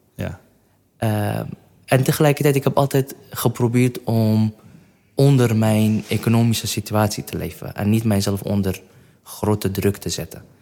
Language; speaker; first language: Dutch; non-native, fluent; Arabic